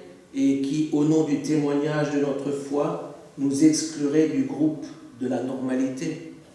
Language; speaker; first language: French; native; French